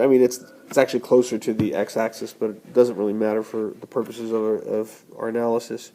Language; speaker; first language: English; native; English